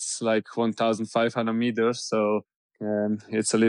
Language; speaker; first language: English; non-native, fluent; German